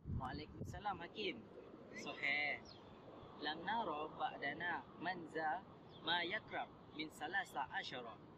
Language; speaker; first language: Arabic; non-native, learner; Malay